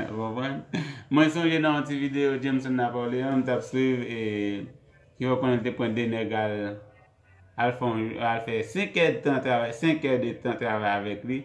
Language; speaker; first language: French; non-native, local second language; Haitian Creole